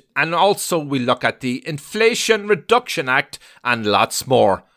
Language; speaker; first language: English; native; English